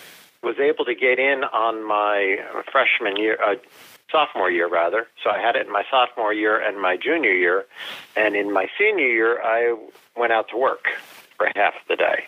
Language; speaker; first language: English; native; English